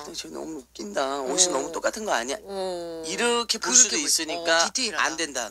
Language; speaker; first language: Korean; native; Korean